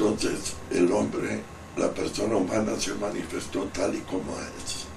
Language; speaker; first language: Spanish; non-native, fluent; Italian